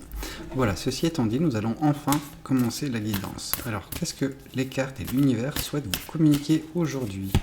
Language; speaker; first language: French; native; French